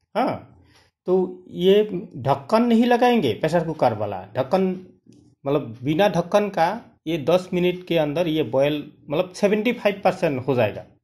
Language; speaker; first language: Hindi; non-native, local second language; Bangla